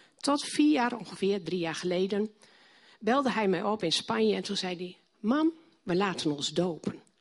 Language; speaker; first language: Dutch; native; Dutch